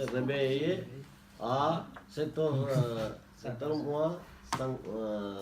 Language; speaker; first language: French; non-native, learner; Arabic